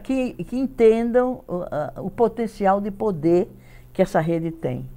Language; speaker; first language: Portuguese; native; Portuguese